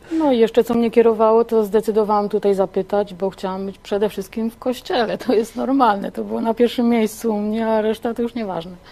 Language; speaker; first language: Polish; native; Polish